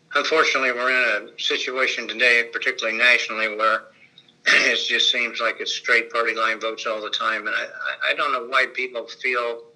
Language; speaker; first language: English; native; English